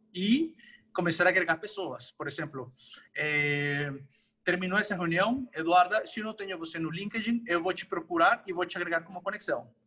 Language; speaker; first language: Portuguese; non-native, fluent; Spanish